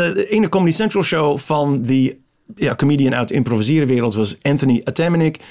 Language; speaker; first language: Dutch; non-native, fluent; English